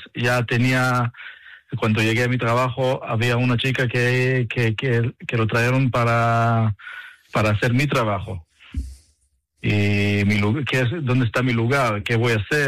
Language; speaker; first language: Spanish; early bilingual, heritage; Spanish